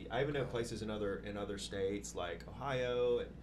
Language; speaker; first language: English; native; English